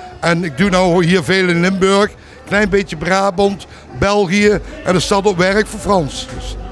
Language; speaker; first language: Dutch; native; Dutch